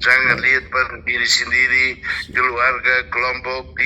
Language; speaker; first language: Indonesian; non-native, fluent; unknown